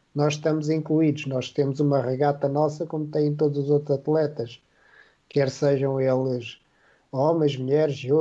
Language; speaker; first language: Portuguese; native; Portuguese